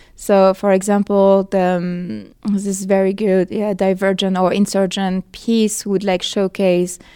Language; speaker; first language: English; non-native, fluent; French